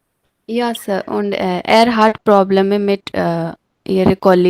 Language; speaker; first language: German; non-native, learner; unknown